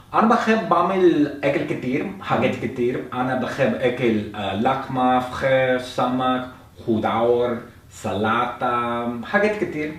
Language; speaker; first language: Arabic; non-native, learner; English